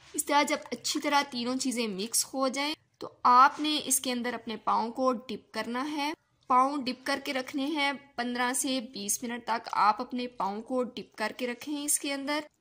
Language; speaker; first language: Urdu; native; Urdu